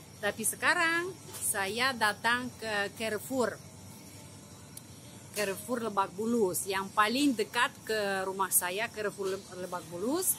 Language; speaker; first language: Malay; non-native, fluent; Russian